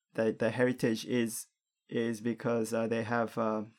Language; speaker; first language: English; non-native, fluent; Japanese